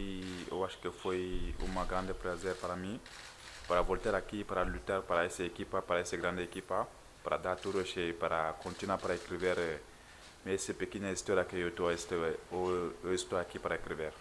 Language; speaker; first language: Portuguese; non-native, learner; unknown